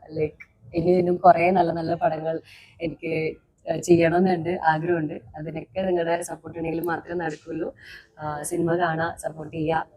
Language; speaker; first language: Malayalam; native; Malayalam